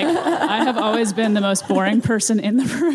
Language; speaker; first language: English; native; English